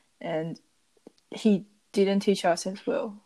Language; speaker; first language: English; non-native, learner; Chinese